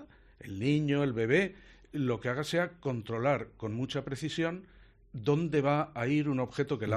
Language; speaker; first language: Spanish; native; Spanish